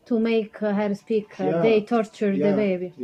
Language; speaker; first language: English; non-native, learner; Italian